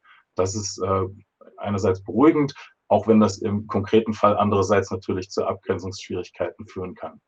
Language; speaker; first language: German; native; German